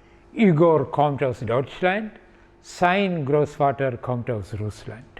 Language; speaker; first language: German; non-native, fluent; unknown